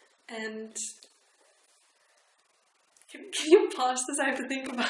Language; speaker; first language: English; non-native, learner; Chinese